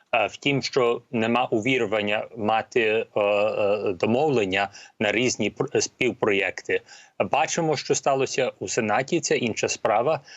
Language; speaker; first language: Ukrainian; early bilingual, heritage; Ukrainian